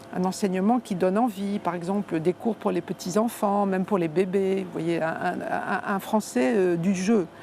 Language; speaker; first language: French; native; French